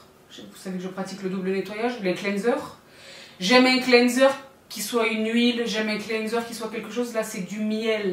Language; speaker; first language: French; native; French